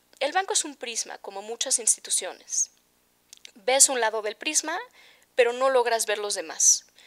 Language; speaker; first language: Spanish; native; Spanish